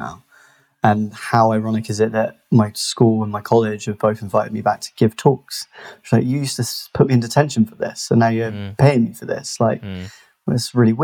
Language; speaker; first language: English; native; English